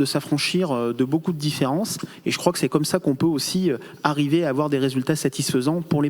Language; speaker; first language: French; native; French